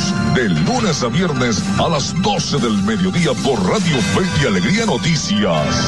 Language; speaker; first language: Spanish; native; Spanish